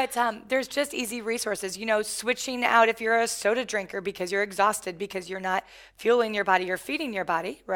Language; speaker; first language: English; native; English